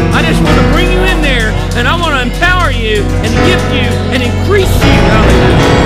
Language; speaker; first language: English; native; English